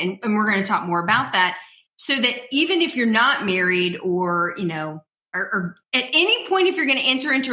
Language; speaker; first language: English; native; English